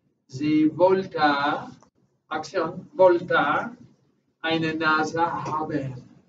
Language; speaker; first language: German; non-native, learner; English